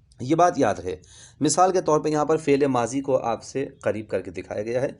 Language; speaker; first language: Urdu; native; Urdu